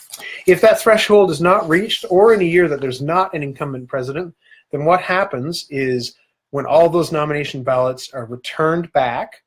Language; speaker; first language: English; native; English